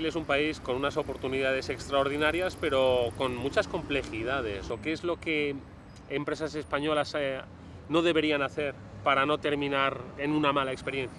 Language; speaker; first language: Spanish; native; Spanish